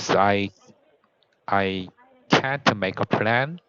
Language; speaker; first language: English; non-native, learner; Korean